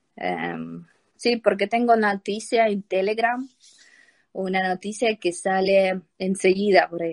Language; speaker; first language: Spanish; non-native, learner; Ukrainian